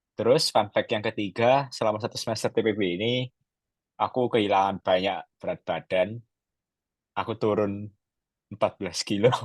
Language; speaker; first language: Indonesian; native; Indonesian